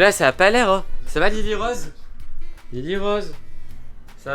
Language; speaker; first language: French; native; French